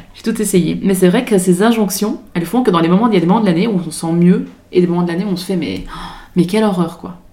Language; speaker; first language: French; native; French